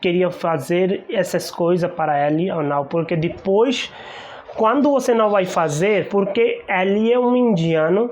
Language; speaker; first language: Portuguese; non-native, learner; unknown